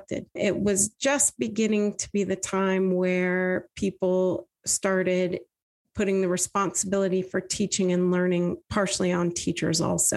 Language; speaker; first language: English; native; English